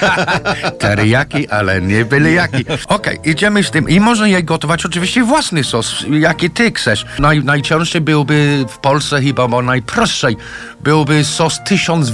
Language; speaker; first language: Polish; non-native, learner; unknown